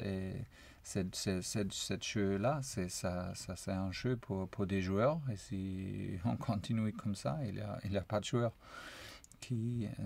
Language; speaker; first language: French; non-native, fluent; German